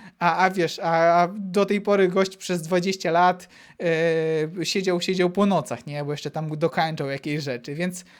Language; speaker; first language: Polish; native; Polish